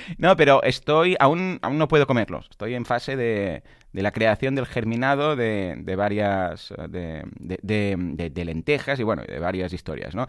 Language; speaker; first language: Spanish; non-native, local second language; Catalan